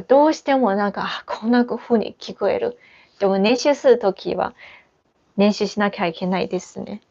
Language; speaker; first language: Japanese; non-native, fluent; Chinese